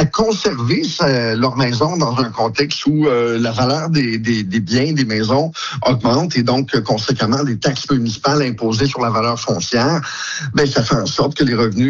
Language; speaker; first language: French; native; French